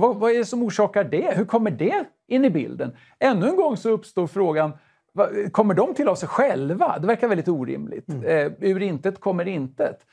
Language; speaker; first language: Swedish; native; Swedish